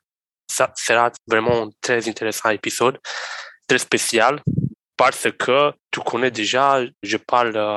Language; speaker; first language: French; non-native, learner; Romanian